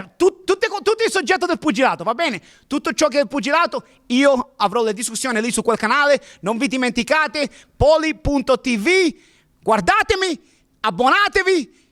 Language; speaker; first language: Italian; early bilingual, other home language; English